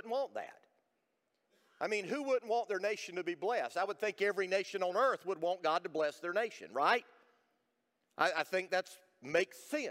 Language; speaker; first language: English; native; English